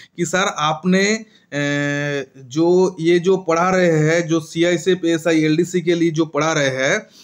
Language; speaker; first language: Hindi; non-native, local second language; Bangla